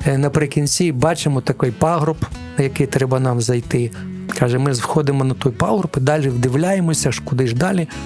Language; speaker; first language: Ukrainian; non-native, local second language; Russian